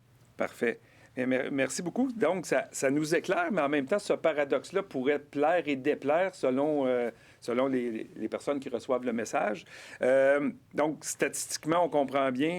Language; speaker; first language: French; native; French